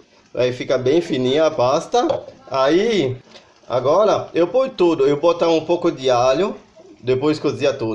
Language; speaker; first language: Portuguese; non-native, learner; Haitian Creole